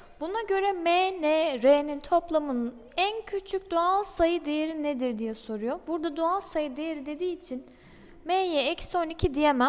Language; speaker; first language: Turkish; native; Turkish